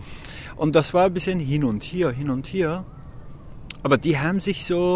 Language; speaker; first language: German; non-native, learner; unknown